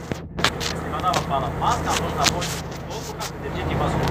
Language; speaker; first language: Russian; non-native, learner; Arabic